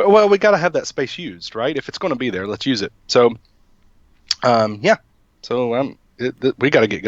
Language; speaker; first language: English; native; English